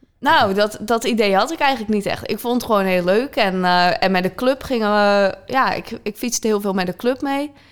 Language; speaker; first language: Dutch; native; Dutch